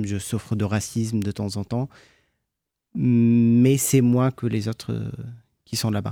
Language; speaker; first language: French; non-native, fluent; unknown